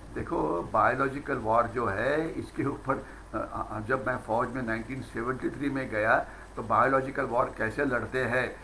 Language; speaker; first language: Hindi; non-native, local second language; Marathi